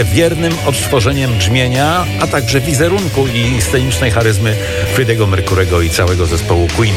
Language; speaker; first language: Polish; native; Polish